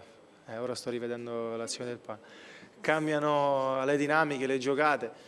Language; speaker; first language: Italian; native; Italian